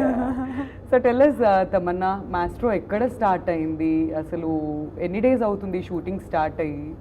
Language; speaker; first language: Telugu; native; Telugu